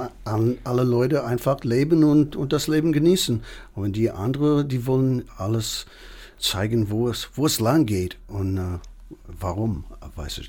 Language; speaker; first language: German; non-native, fluent; English